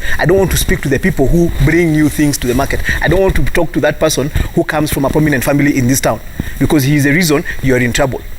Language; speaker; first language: English; non-native, local second language; Kikuyu